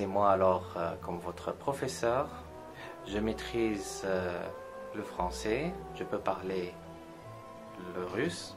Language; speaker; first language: French; non-native, local second language; Arabic